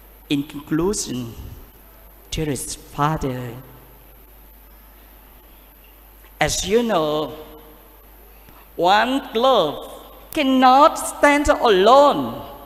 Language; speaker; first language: English; non-native, learner; Vietnamese